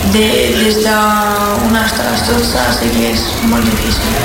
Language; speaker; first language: Catalan; non-native, learner; Georgian